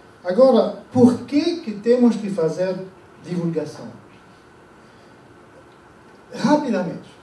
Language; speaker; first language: Portuguese; non-native, fluent; French